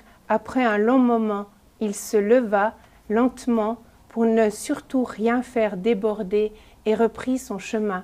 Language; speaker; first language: French; native; French